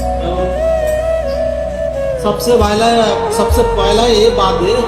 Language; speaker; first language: Hindi; non-native, learner; Bangla